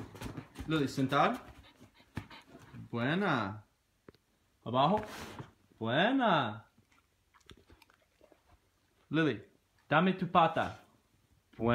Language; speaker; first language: Spanish; non-native, learner; English